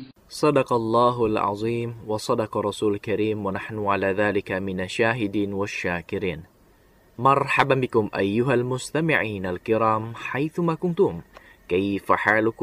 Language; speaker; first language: Arabic; non-native, fluent; Indonesian